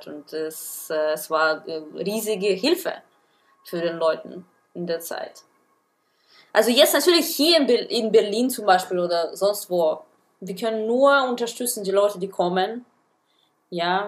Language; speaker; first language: German; non-native, fluent; Russian